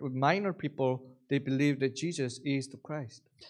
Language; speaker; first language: English; non-native, fluent; Korean